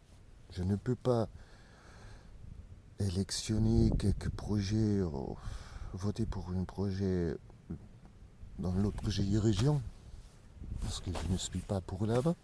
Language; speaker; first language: French; non-native, learner; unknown